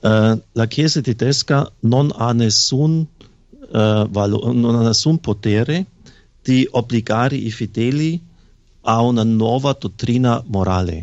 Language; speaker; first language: Italian; non-native, fluent; German